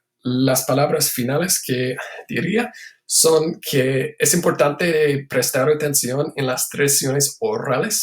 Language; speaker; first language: Spanish; non-native, fluent; English